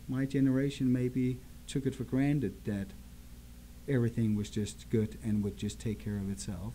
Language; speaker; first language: English; non-native, fluent; Danish